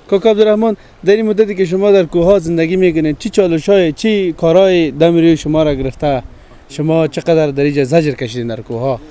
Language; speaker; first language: Persian; native; Persian